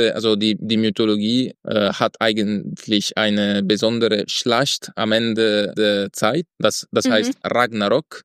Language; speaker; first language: German; non-native, fluent; Italian